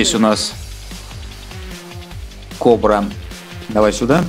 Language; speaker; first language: Russian; native; Russian